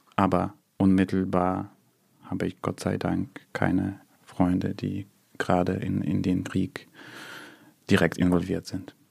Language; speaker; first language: German; non-native, fluent; Russian